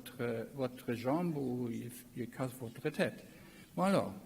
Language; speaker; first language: French; non-native, learner; German